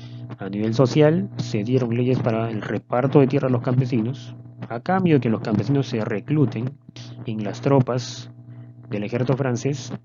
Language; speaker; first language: Spanish; native; Spanish